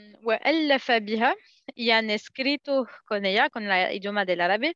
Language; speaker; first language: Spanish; non-native, learner; Arabic